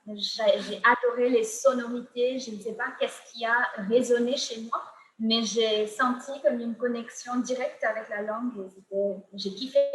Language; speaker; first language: French; non-native, fluent; Gujarati